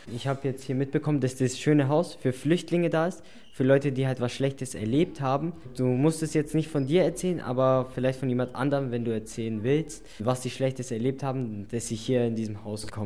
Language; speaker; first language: German; native; German